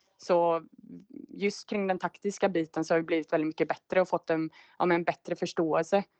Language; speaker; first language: Swedish; native; Swedish